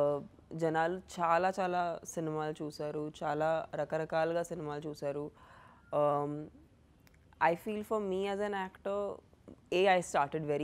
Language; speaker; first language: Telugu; non-native, fluent; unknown